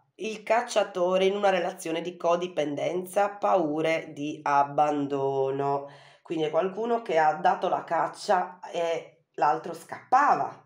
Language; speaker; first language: Italian; native; Italian